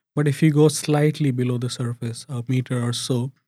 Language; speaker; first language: English; non-native, local second language; Hindi